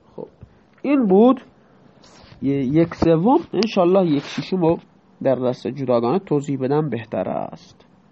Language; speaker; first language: Persian; non-native, local second language; Baluchi